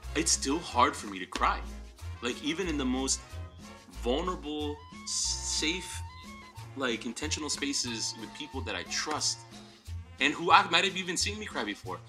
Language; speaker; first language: English; early bilingual, other home language; Spanish